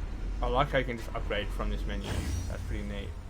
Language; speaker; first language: English; native; English